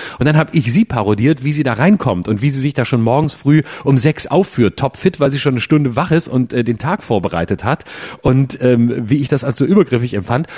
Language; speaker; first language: German; native; German